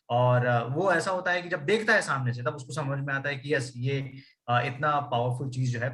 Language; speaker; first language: Hindi; native; Hindi